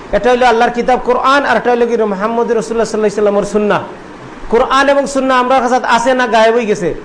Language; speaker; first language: Bangla; native; Bangla